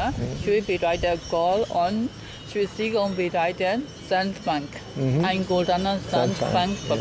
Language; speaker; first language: German; non-native, learner; Burmese